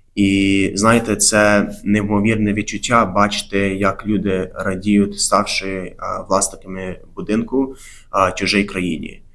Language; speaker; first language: Ukrainian; early bilingual, heritage; Ukrainian